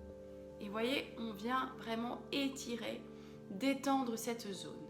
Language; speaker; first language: French; native; French